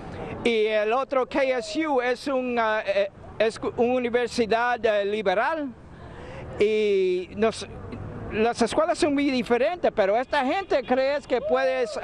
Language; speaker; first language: Spanish; early bilingual, heritage; Spanish